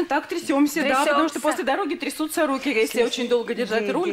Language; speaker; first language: Russian; native; Russian